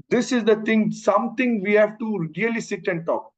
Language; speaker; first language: English; non-native, local second language; Malayalam